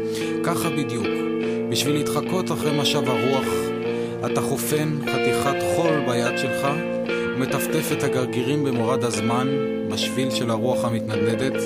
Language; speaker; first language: Hebrew; native; Hebrew